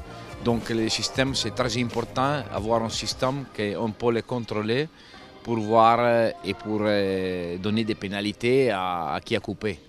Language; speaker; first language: French; non-native, fluent; Italian